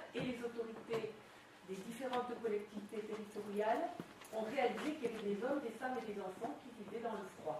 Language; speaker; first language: French; native; French